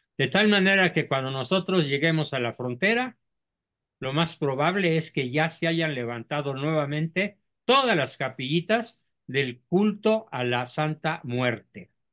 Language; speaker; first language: Spanish; native; Spanish